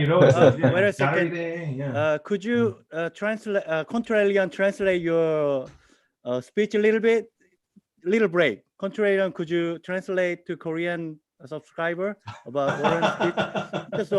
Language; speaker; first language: English; non-native, learner; Korean